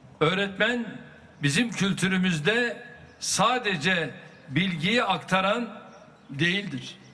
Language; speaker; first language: Turkish; native; Turkish